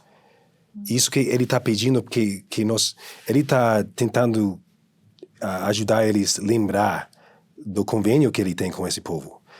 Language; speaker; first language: Portuguese; non-native, fluent; English